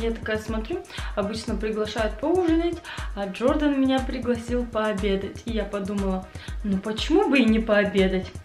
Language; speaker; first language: Russian; native; Russian